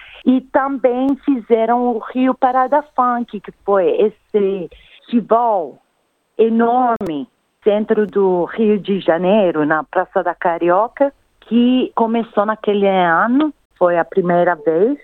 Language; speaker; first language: Portuguese; non-native, fluent; Italian